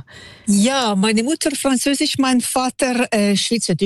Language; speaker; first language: German; non-native, local second language; French